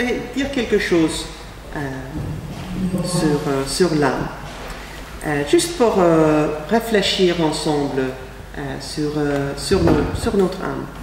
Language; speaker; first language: French; non-native, fluent; English